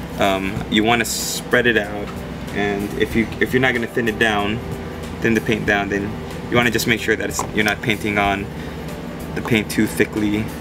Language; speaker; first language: English; native; English